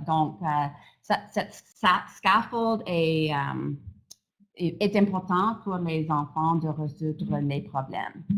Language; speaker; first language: French; non-native, fluent; English